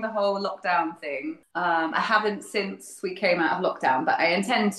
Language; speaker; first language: English; native; English